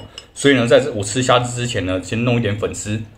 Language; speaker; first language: Chinese; native; Chinese